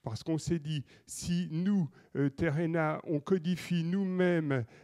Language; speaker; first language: French; native; French